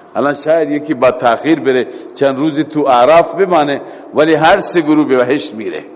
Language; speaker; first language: Persian; native; Persian